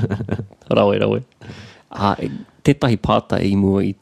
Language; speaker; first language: Māori; non-native, learner; English